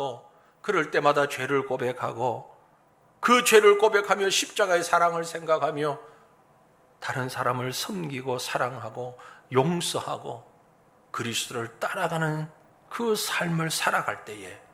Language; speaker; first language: Korean; native; Korean